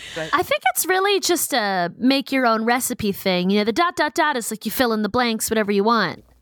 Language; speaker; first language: English; native; English